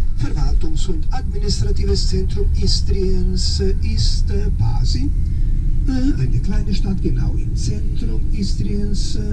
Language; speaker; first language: German; non-native, fluent; Croatian